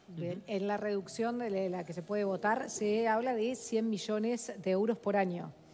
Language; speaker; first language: Spanish; native; Spanish